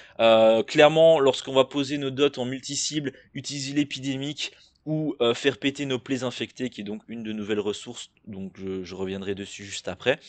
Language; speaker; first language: French; native; French